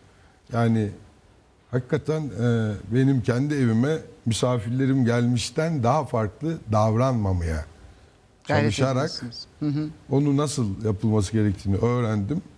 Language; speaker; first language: Turkish; native; Turkish